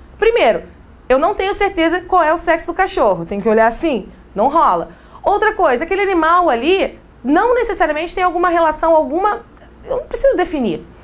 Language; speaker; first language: Portuguese; native; Portuguese